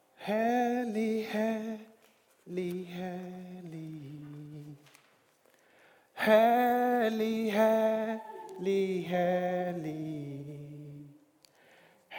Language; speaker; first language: Norwegian; non-native, fluent; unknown